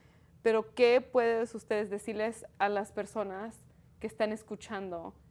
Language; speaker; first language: Spanish; early bilingual, heritage; Spanish